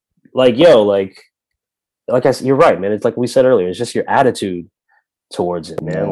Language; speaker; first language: English; native; English